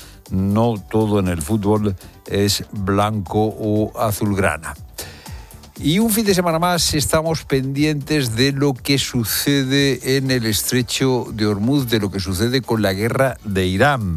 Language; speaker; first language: Spanish; native; Spanish